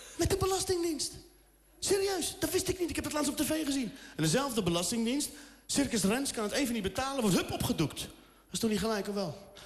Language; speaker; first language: Dutch; early bilingual, other home language; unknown